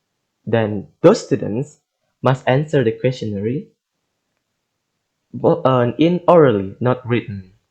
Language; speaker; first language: English; non-native, learner; Indonesian